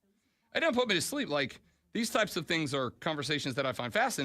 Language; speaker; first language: English; native; English